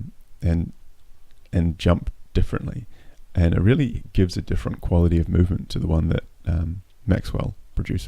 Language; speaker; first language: English; native; English